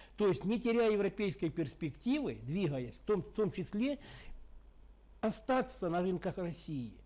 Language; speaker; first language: Russian; native; Russian